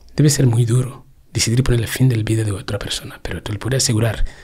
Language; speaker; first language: Spanish; non-native, fluent; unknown